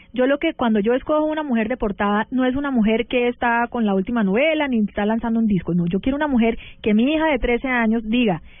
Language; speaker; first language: Spanish; early bilingual, heritage; Spanish